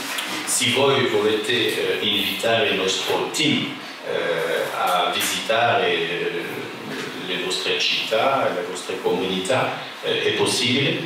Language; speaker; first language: Italian; non-native, fluent; French